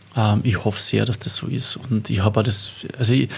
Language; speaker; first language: German; native; German